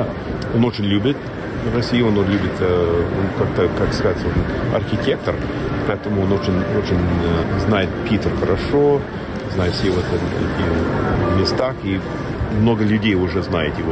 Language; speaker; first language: Russian; non-native, learner; English